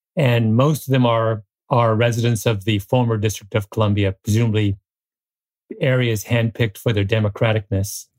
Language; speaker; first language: English; native; English